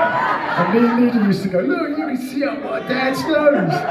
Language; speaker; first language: English; native; English